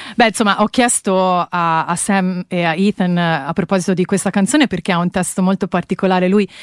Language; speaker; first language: Italian; native; Italian